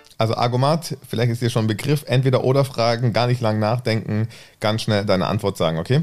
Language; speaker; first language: German; native; German